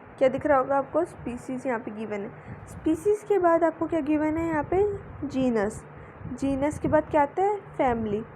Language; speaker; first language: Hindi; native; Hindi